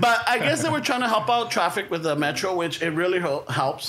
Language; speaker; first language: English; early bilingual, other home language; Spanish